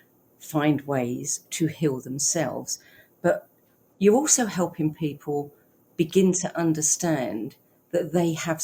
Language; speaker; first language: English; native; English